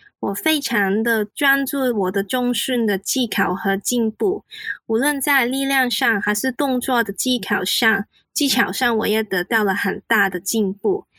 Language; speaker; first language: Chinese; non-native, local second language; Cantonese